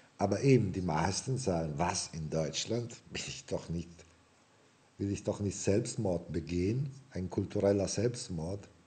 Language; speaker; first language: German; non-native, fluent; Italian